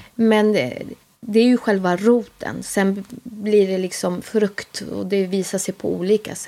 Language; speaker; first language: Swedish; native; Swedish